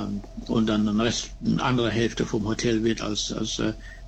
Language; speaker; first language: German; early bilingual, heritage; German